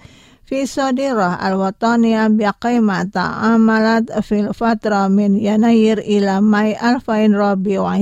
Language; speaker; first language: Arabic; non-native, fluent; Indonesian